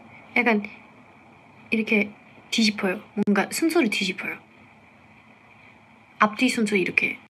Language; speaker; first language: Korean; non-native, fluent; English